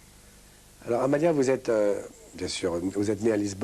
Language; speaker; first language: French; native; French